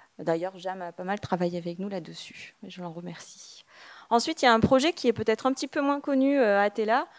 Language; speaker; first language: French; native; French